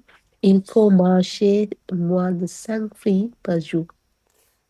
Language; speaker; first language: French; non-native, learner; Sinhala